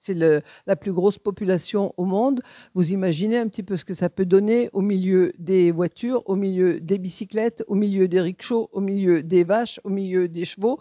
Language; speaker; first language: French; native; French